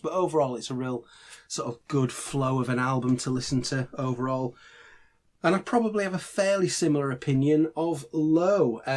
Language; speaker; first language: English; native; English